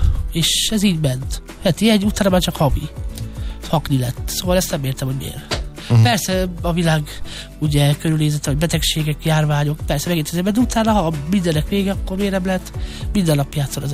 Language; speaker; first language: Hungarian; native; Hungarian